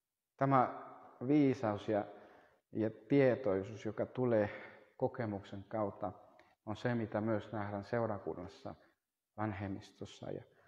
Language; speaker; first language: Finnish; non-native, fluent; Spanish